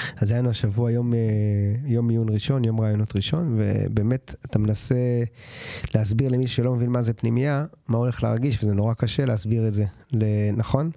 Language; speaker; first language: Hebrew; native; Hebrew